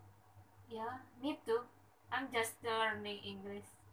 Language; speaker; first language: English; non-native, learner; Indonesian